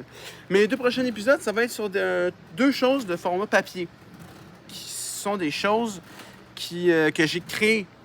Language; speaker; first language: French; native; French